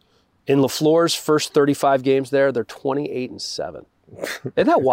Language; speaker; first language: English; native; English